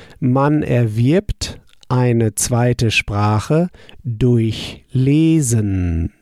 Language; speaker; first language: German; non-native, fluent; English